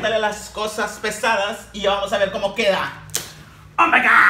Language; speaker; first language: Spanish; native; Spanish